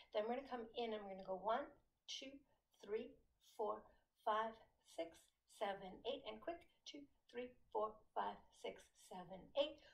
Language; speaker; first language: English; native; English